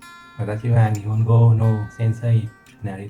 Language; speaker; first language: Japanese; non-native, learner; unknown